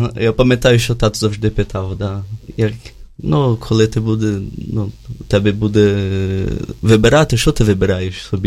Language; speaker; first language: Ukrainian; non-native, learner; Portuguese